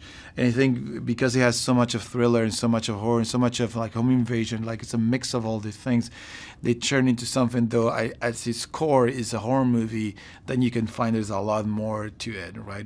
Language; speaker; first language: English; non-native, fluent; Spanish